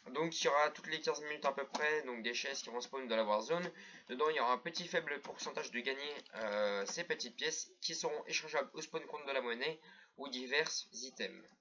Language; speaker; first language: French; native; French